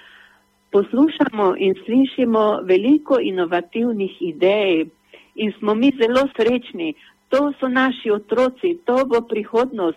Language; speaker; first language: Slovenian; native; Slovenian